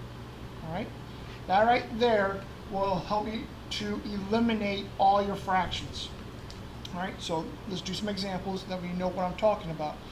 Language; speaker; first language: English; native; English